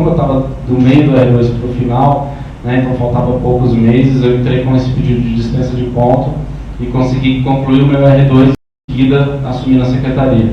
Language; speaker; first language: Portuguese; native; Portuguese